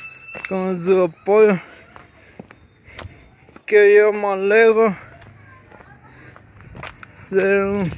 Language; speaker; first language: Spanish; non-native, local second language; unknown